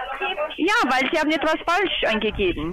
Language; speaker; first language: German; non-native, learner; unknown